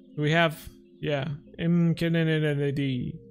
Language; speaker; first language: English; native; English